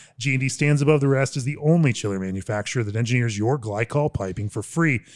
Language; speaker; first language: English; native; English